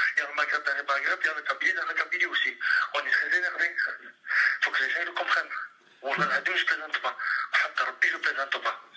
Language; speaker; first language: French; early bilingual, other home language; Kabyle